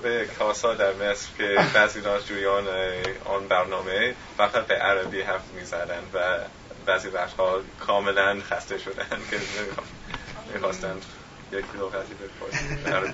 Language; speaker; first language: Tajik; non-native, fluent; English